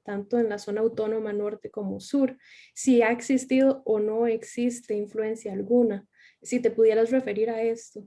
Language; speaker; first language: Spanish; native; Spanish